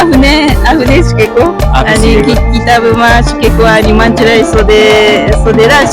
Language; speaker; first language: Nepali; non-native, learner; Japanese